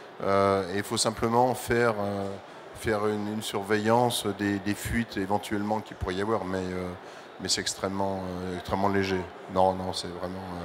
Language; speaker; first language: French; native; French